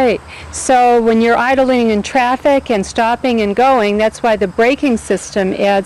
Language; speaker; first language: English; native; English